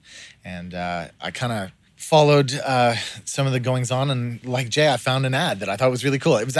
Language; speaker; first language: English; native; English